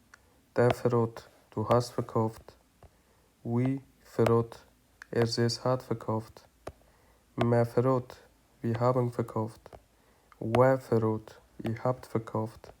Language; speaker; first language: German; non-native, fluent; Kurdish